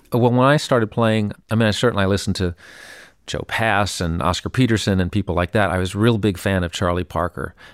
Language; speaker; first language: English; native; English